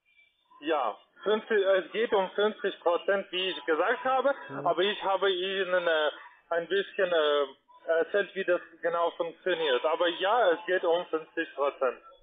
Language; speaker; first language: German; non-native, learner; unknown